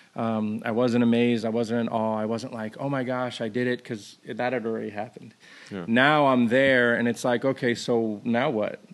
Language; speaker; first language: English; native; English